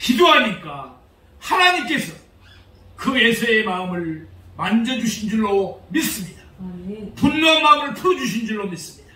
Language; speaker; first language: Korean; native; Korean